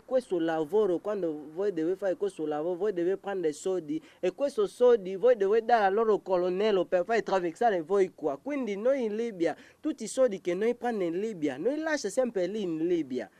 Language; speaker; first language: Italian; non-native, learner; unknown